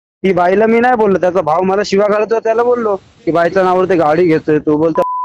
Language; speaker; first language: Marathi; non-native, fluent; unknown